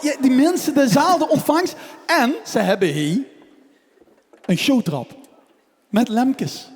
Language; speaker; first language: Dutch; native; Dutch